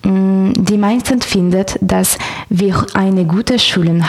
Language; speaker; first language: German; non-native, learner; French